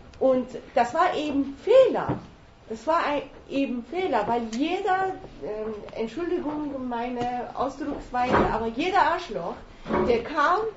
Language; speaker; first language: German; non-native, learner; Persian